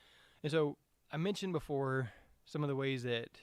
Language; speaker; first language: English; native; English